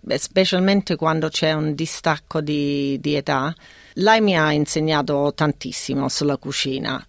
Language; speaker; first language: Italian; non-native, fluent; English